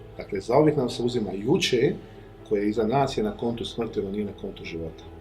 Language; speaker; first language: Bosnian; native; Bosnian